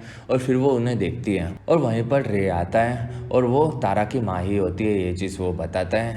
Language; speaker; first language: Hindi; native; Hindi